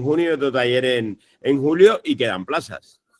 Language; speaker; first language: Spanish; native; Spanish